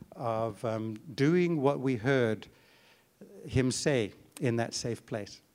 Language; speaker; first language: English; native; English